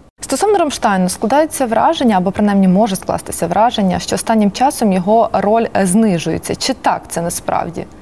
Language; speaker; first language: Ukrainian; native; Ukrainian